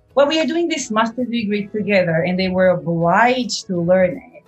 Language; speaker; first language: English; non-native, fluent; Portuguese